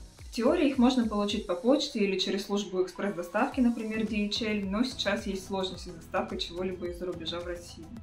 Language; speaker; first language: Russian; native; Russian